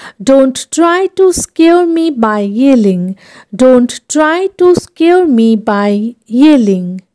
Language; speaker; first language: English; non-native, local second language; Bangla